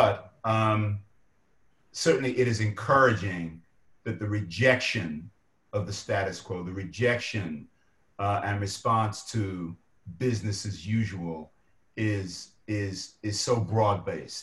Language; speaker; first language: English; native; English